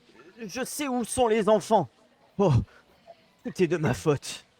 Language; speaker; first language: French; native; French